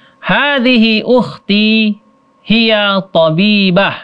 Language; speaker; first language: Arabic; non-native, fluent; Indonesian